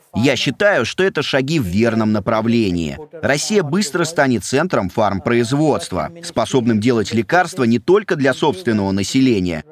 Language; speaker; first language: Russian; non-native, fluent; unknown